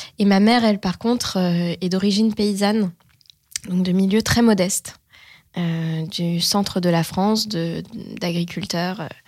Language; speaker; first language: French; native; French